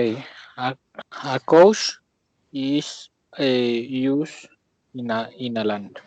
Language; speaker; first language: English; non-native, learner; Spanish